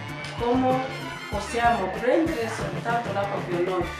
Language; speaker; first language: Italian; non-native, learner; French